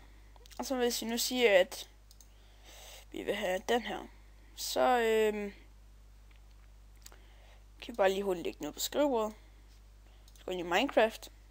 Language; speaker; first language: Danish; native; Danish